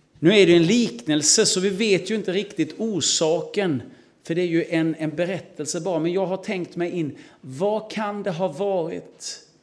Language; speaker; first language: Swedish; native; Swedish